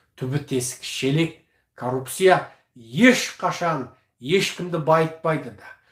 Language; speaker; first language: Kazakh; early bilingual, heritage; Kazakh